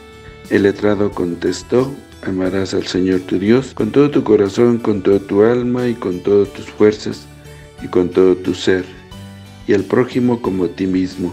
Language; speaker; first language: Spanish; native; Spanish